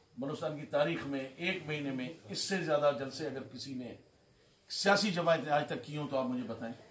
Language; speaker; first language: Urdu; non-native, local second language; Baluchi